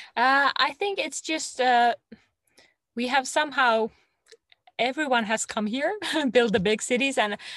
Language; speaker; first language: English; non-native, fluent; Finnish